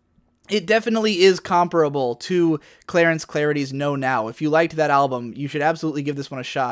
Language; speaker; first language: English; native; English